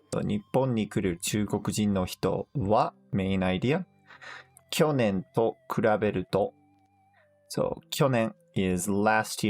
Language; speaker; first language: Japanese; non-native, fluent; English